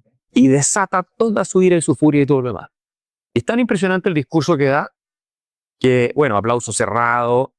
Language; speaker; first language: Spanish; native; Spanish